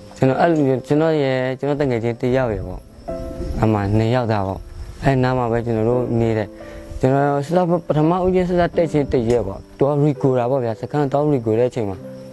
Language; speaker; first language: Burmese; non-native, local second language; S'gaw Karen